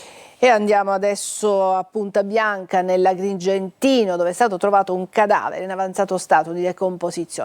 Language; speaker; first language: Italian; native; Italian